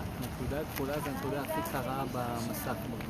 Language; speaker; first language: Hebrew; native; Hebrew